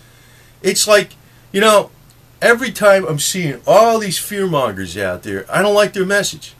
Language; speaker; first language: English; native; English